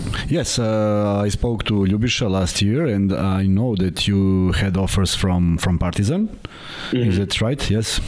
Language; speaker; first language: English; non-native, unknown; Serbian